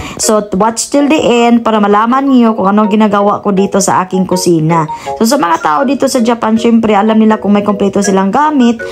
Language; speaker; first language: Filipino; non-native, local second language; Cebuano